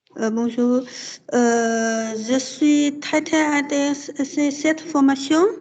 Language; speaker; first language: French; non-native, learner; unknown